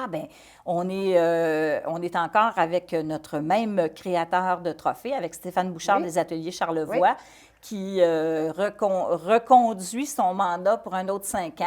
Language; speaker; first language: French; native; French